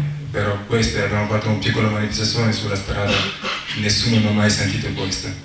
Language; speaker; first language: Italian; non-native, learner; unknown